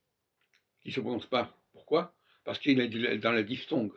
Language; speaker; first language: French; native; French